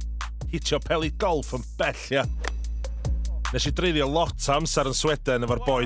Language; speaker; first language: Welsh; native; Welsh